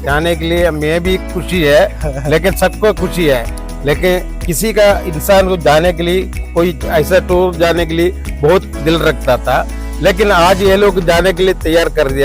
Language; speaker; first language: Hindi; non-native, local second language; Malayalam